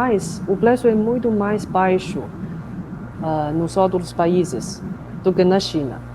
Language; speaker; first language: Portuguese; non-native, fluent; Chinese